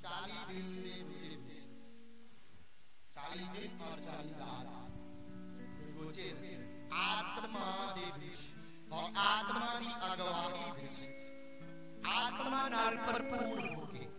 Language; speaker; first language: Hindi; non-native, local second language; Punjabi